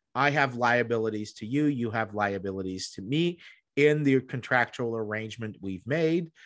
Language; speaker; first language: English; native; English